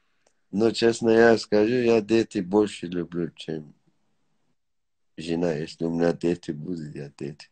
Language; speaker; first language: Russian; non-native, learner; Tajik